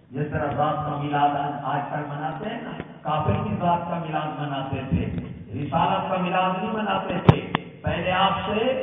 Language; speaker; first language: Urdu; non-native, local second language; Punjabi